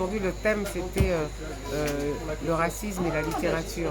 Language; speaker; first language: French; native; French